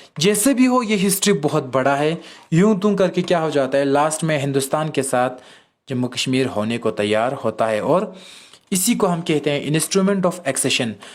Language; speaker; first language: Hindi; non-native, local second language; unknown